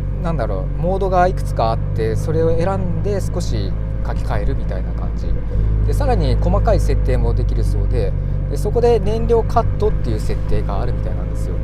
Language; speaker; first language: Japanese; native; Japanese